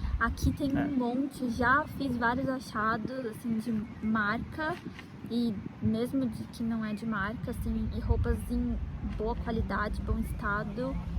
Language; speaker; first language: Portuguese; native; Portuguese